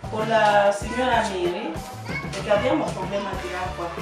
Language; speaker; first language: Italian; non-native, learner; French